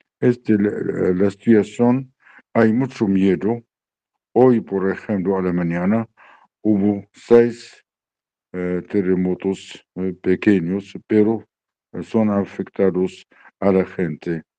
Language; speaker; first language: Spanish; non-native, learner; Arabic